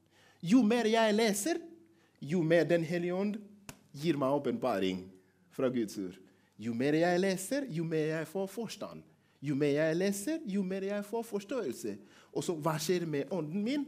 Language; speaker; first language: Norwegian; non-native, fluent; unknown